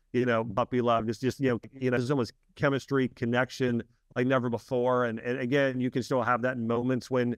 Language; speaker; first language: English; native; English